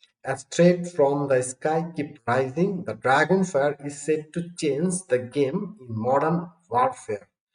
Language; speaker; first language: English; non-native, local second language; Bangla